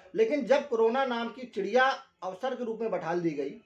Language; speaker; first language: Hindi; native; Hindi